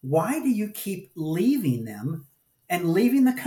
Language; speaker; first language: English; native; English